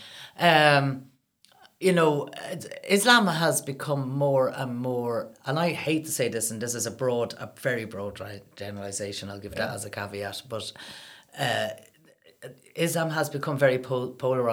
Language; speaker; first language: English; native; English